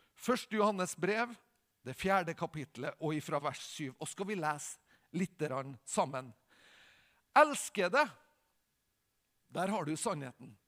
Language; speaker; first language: Norwegian; native; Norwegian